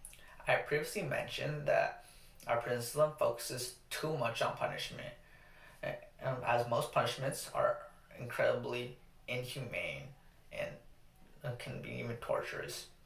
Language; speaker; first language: English; native; English